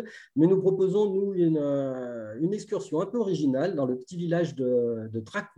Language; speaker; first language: French; native; French